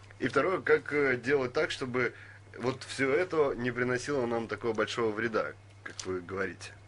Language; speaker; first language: Russian; native; Russian